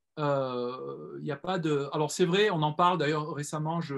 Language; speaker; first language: French; native; French